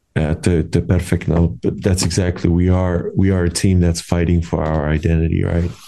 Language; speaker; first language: English; non-native, fluent; Slovak